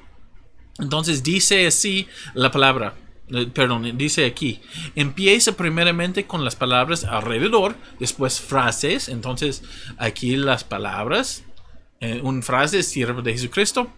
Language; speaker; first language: Spanish; non-native, fluent; English